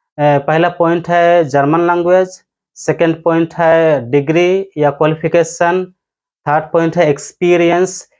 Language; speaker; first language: Hindi; non-native, local second language; Odia